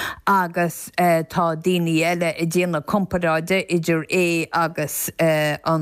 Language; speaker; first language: Irish; native; Irish